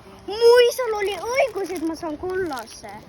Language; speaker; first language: Estonian; early bilingual, other home language; Ukrainian